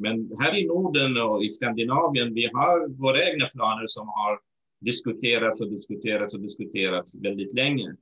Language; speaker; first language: Swedish; non-native, fluent; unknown